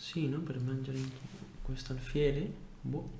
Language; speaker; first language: Italian; non-native, fluent; Spanish